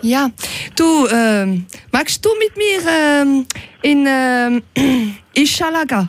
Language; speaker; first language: German; non-native, local second language; French